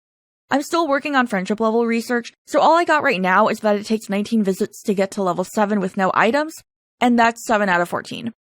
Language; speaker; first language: English; native; English